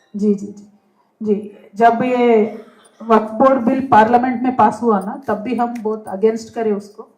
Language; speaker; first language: Hindi; non-native, local second language; Telugu